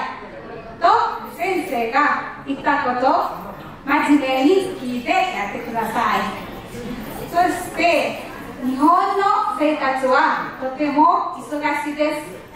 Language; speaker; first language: Japanese; non-native, fluent; Nepali